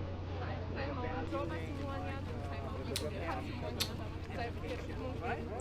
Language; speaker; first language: Indonesian; non-native, learner; English